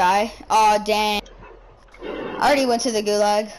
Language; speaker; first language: English; native; English